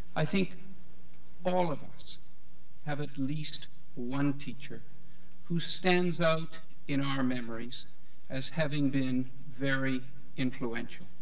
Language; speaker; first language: English; native; English